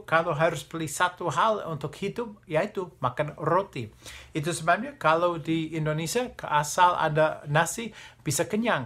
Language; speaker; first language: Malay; non-native, fluent; English